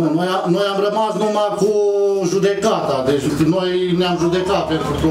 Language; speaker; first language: Romanian; native; Romanian